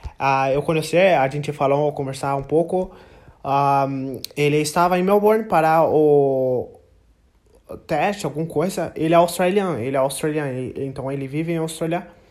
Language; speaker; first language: Portuguese; non-native, learner; English